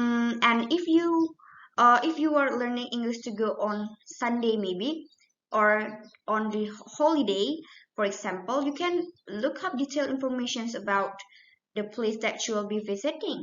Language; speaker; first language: English; non-native, learner; Indonesian